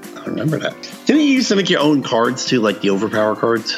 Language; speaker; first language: English; early bilingual, other home language; Filipino